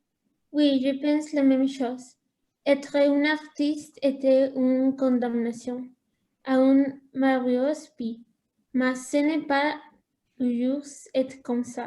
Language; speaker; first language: French; non-native, learner; Spanish